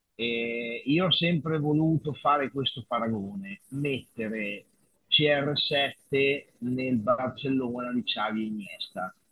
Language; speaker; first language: Italian; native; Italian